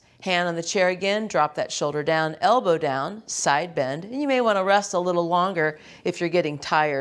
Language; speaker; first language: English; native; English